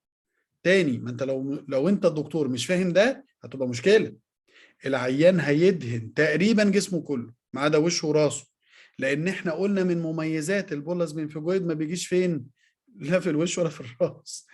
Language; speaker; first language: Arabic; native; Arabic